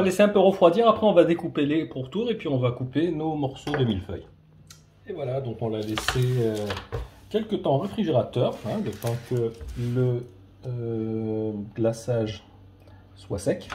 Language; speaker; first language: French; native; French